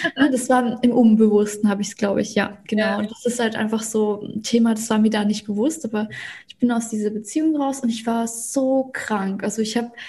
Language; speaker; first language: German; early bilingual, other home language; Russian